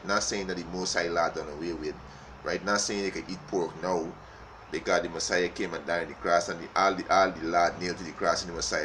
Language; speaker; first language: English; native; English